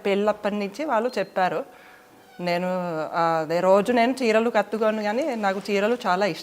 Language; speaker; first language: Telugu; non-native, fluent; Finnish